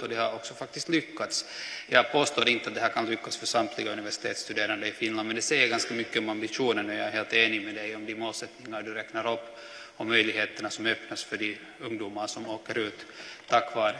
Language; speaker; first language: Swedish; native; Swedish